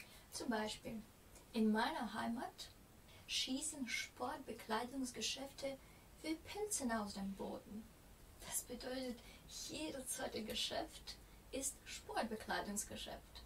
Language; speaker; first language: German; non-native, fluent; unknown